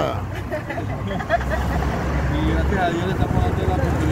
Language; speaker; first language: Spanish; native; Spanish